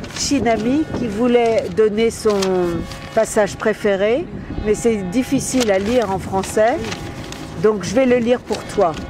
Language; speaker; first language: French; native; French